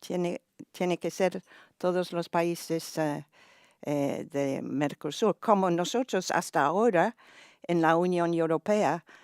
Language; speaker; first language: Spanish; non-native, fluent; English